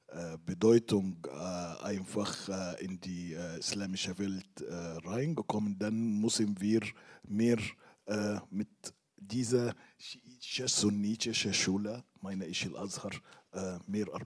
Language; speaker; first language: German; non-native, fluent; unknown